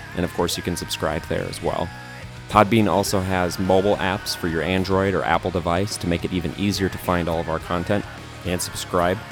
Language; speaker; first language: English; native; English